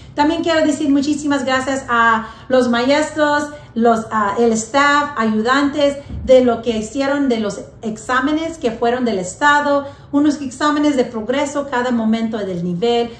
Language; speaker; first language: Spanish; early bilingual, heritage; English